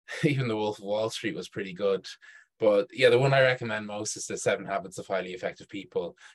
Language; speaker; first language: English; native; English